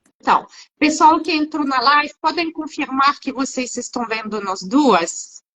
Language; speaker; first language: Portuguese; non-native, fluent; French